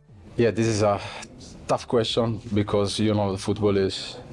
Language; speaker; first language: English; non-native, fluent; Italian